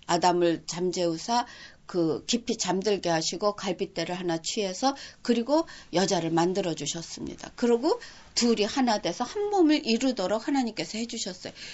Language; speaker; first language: Korean; native; Korean